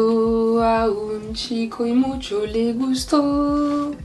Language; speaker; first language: Spanish; non-native, learner; French